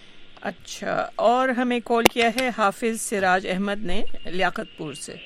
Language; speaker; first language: Urdu; native; Urdu